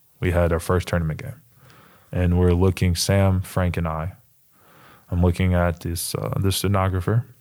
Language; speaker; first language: English; native; English